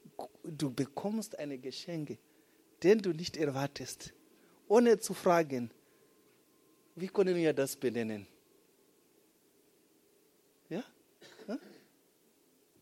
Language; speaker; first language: German; non-native, fluent; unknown